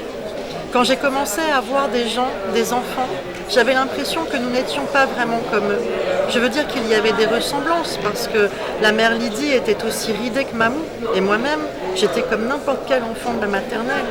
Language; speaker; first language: French; native; French